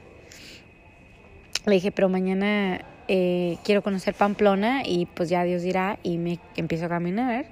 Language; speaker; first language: Spanish; native; Spanish